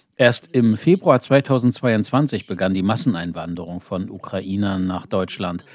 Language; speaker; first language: German; non-native, fluent; Ukrainian